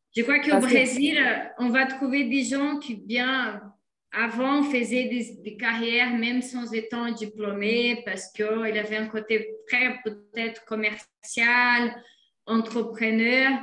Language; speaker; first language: French; non-native, fluent; Portuguese